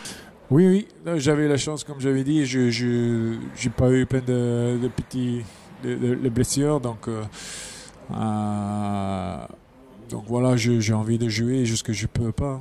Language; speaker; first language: French; non-native, fluent; English